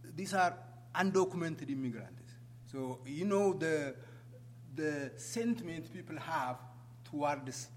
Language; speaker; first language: English; non-native, fluent; Amharic